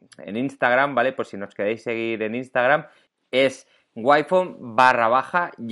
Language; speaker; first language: Spanish; native; Spanish